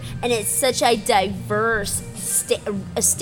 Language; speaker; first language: English; native; English